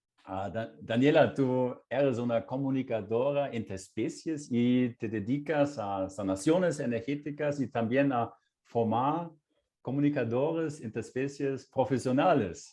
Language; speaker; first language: Spanish; non-native, fluent; German